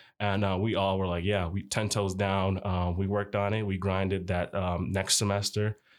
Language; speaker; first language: English; early bilingual, other home language; Arabic